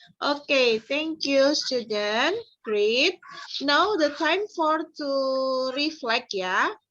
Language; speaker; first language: English; non-native, fluent; Indonesian